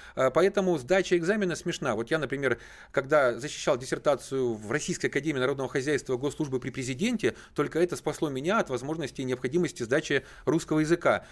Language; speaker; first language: Russian; native; Russian